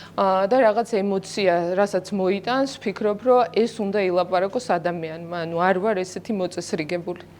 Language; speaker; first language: Georgian; non-native, local second language; Russian